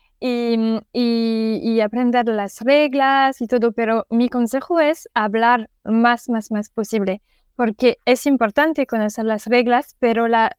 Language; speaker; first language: Spanish; non-native, learner; French